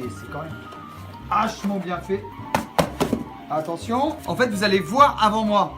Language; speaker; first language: French; native; French